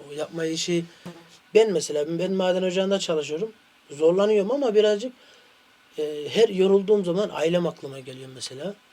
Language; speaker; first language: Turkish; native; Turkish